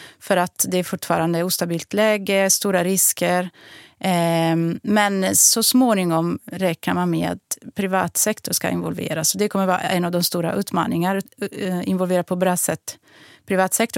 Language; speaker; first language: Swedish; non-native, fluent; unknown